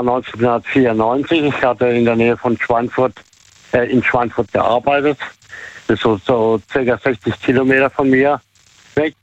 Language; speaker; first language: German; native; German